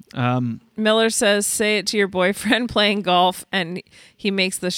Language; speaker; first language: English; native; English